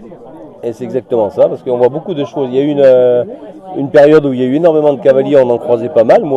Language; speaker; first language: French; native; French